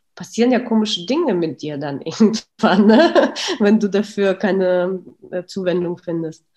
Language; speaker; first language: German; early bilingual, other home language; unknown